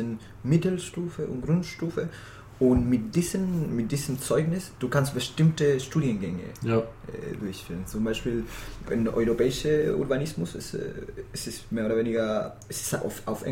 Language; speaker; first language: German; non-native, fluent; Spanish